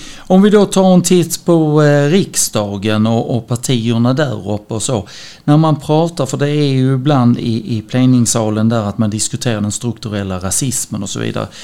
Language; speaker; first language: Swedish; native; Swedish